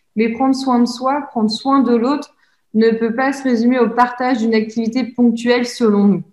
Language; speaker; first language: French; native; French